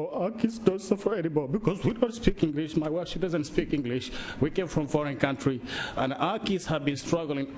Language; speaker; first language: English; non-native, learner; Somali